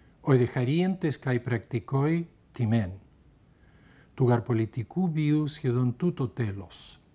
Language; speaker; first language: Greek; non-native, fluent; Spanish